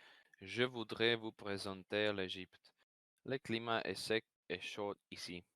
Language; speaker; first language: French; non-native, learner; Slovak